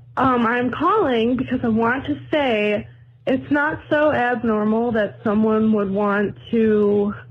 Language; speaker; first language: English; native; English